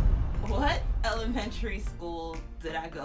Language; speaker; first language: English; native; English